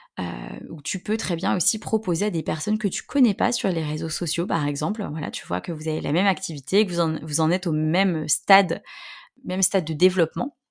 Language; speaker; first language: French; native; French